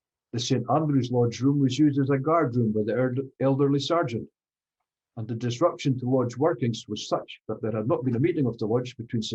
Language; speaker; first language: English; native; English